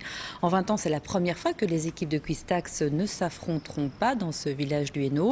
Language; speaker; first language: French; native; French